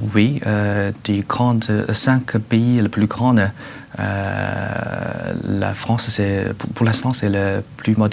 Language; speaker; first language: French; non-native, learner; Chinese